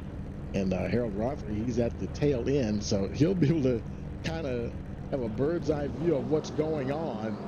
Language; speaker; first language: English; native; English